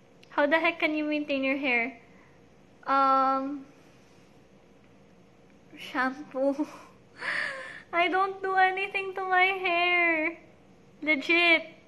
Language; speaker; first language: English; non-native, local second language; Filipino